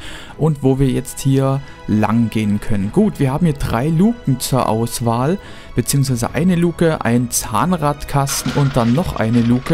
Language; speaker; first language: German; native; German